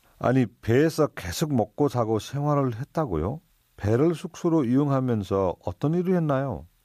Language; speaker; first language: Korean; non-native, fluent; Nepali